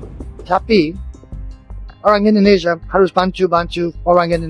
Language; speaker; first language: Indonesian; non-native, learner; English